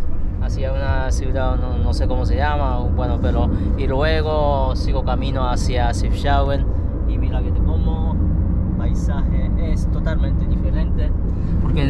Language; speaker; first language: Spanish; non-native, fluent; Japanese